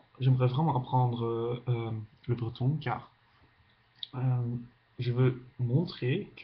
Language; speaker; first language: French; non-native, fluent; Dutch